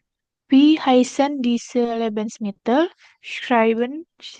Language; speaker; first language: German; non-native, learner; Indonesian